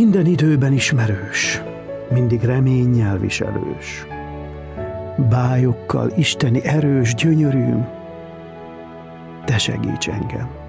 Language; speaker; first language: Hungarian; native; Hungarian